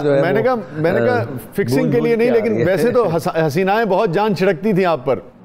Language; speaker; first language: Urdu; native; Urdu